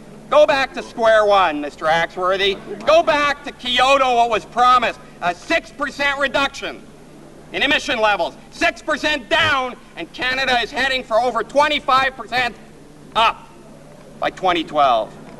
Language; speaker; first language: English; native; English